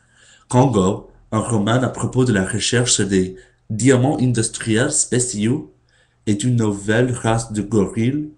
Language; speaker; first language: French; non-native, learner; English